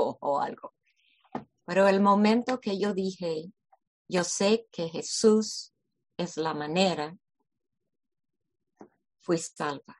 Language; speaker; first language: Spanish; non-native, fluent; English